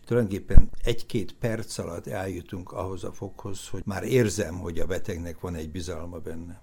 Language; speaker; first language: Hungarian; native; Hungarian